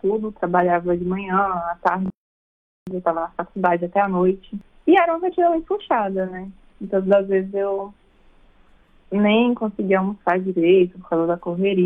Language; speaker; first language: Portuguese; native; Portuguese